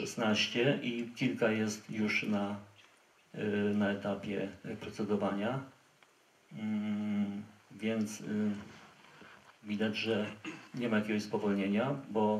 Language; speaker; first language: Polish; native; Polish